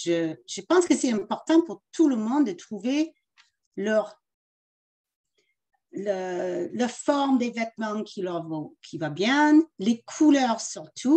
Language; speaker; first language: French; early bilingual, other home language; English